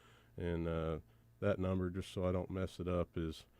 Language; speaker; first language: English; native; English